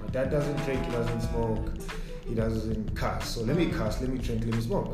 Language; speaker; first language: English; non-native, local second language; Zulu